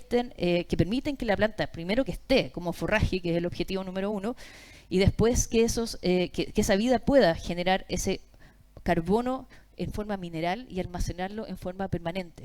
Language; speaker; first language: Spanish; native; Spanish